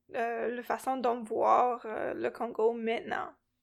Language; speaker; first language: French; non-native, local second language; English